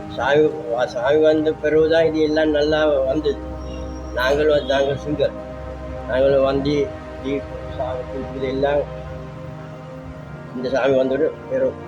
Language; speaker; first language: Tamil; non-native, local second language; Sinhala